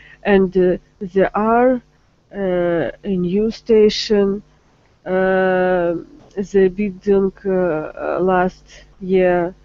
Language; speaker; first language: English; non-native, learner; Russian